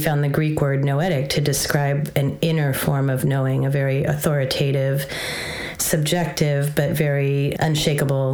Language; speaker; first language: English; native; English